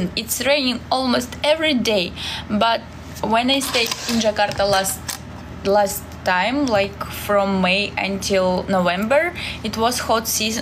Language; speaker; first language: English; non-native, learner; Russian